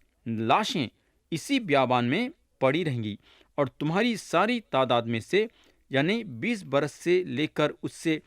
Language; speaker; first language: Urdu; native; Urdu